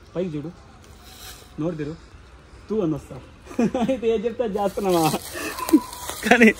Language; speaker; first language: Telugu; native; Telugu